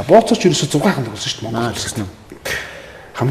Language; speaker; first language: Mongolian; native; Mongolian